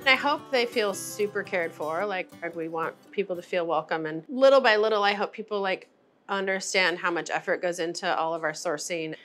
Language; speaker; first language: English; native; English